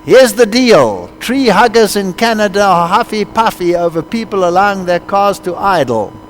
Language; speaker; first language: English; non-native, local second language; Afrikaans